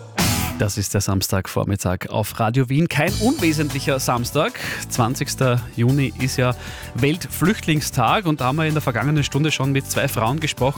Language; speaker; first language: German; native; German